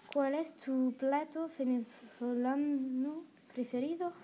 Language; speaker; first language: Spanish; non-native, learner; French